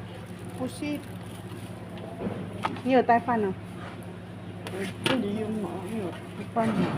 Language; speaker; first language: Chinese; non-native, learner; Filipino